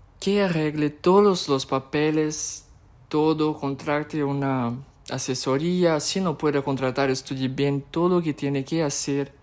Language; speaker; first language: Spanish; non-native, fluent; Portuguese